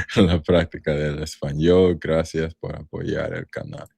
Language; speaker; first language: Spanish; non-native, learner; English